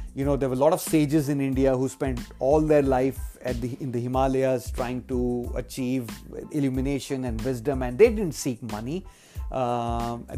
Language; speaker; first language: English; non-native, local second language; Hindi